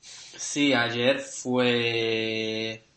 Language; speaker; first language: Spanish; non-native, learner; English